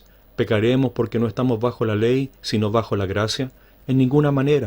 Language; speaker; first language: Spanish; native; Spanish